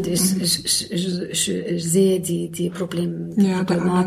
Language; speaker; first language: German; non-native, learner; Arabic